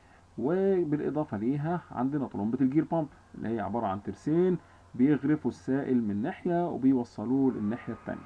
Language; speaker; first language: Arabic; native; Arabic